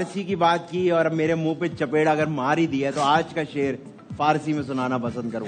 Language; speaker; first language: Urdu; native; Urdu